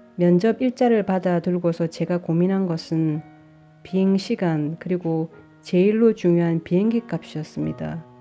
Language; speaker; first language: Korean; native; Korean